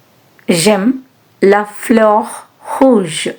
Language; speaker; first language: French; non-native, fluent; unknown